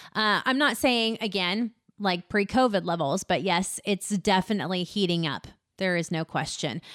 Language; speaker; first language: English; native; English